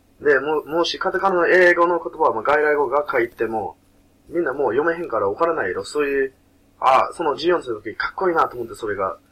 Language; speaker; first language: Japanese; non-native, fluent; English